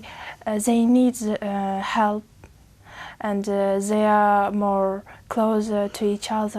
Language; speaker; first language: English; non-native, learner; Uzbek